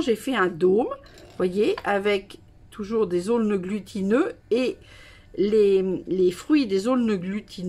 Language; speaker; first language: French; native; French